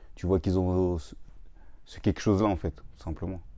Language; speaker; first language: French; native; French